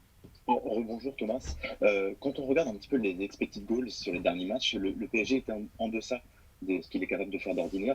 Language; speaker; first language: French; native; French